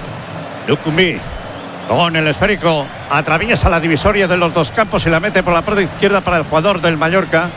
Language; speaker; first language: Spanish; native; Spanish